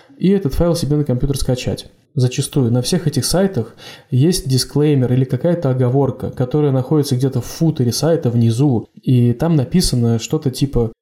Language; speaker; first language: Russian; native; Russian